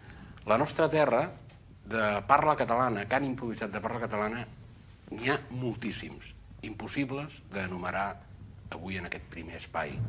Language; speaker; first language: Catalan; native; Catalan